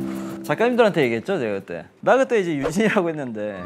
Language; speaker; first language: Korean; native; Korean